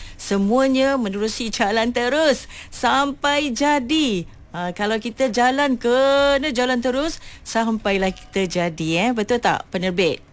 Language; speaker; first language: Malay; native; Malay